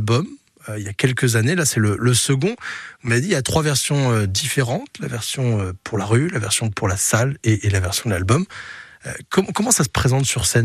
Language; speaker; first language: French; native; French